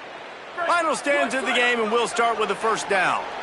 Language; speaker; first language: English; native; English